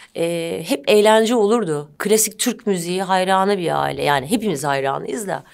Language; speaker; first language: Turkish; native; Turkish